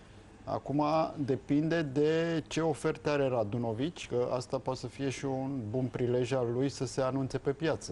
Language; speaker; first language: Romanian; native; Romanian